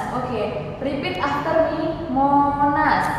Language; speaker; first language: English; non-native, learner; Indonesian